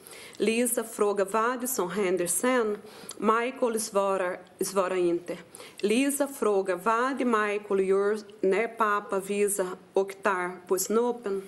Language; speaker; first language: Swedish; non-native, fluent; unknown